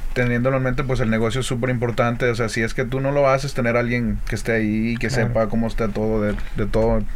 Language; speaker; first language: Spanish; native; Spanish